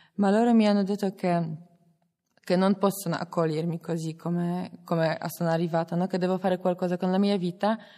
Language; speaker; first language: Italian; non-native, fluent; Polish